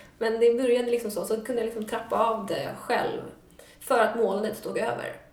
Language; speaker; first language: Swedish; native; Swedish